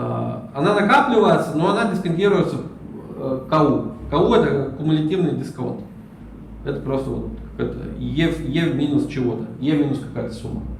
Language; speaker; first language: Russian; native; Russian